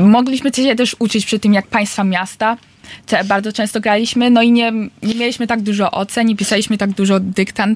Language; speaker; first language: Polish; early bilingual, heritage; Polish